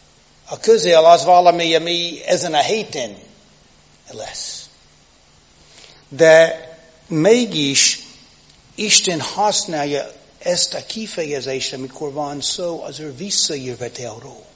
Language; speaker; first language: Hungarian; non-native, fluent; English